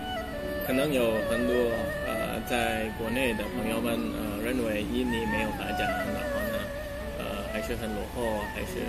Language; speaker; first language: Chinese; non-native, fluent; Indonesian